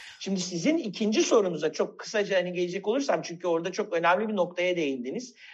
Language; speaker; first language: Turkish; native; Turkish